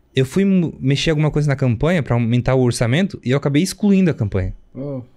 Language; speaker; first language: Portuguese; native; Portuguese